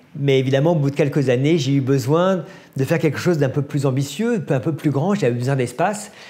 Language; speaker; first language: French; native; French